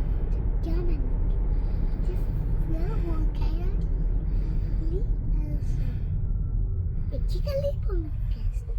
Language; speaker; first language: Danish; early bilingual, other home language; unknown